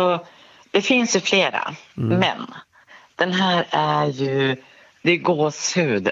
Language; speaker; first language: Swedish; native; Swedish